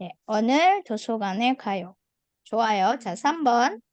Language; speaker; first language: Korean; non-native, fluent; Indonesian